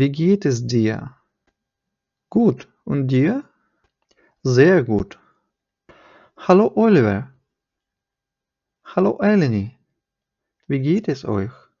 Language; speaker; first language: German; non-native, fluent; Ukrainian